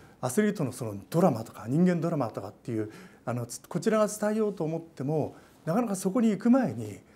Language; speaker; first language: Japanese; native; Japanese